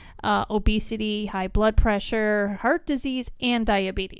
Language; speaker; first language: English; native; English